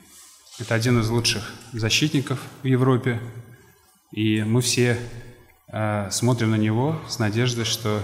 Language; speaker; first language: Russian; native; Russian